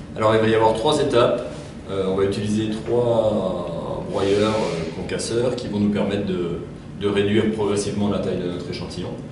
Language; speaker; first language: French; native; French